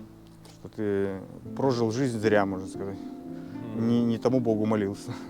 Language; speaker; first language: Russian; native; Russian